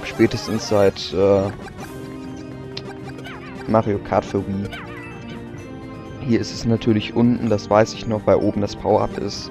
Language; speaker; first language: German; native; German